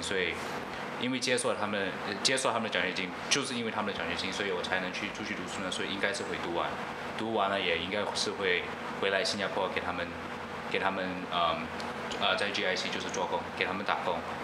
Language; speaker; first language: Chinese; non-native, local second language; English